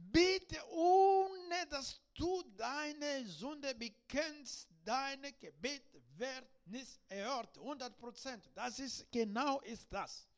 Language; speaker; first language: German; non-native, learner; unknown